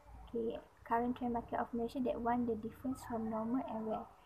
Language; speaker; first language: English; non-native, local second language; Malay